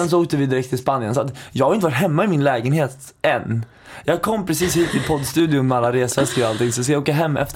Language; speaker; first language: Swedish; native; Swedish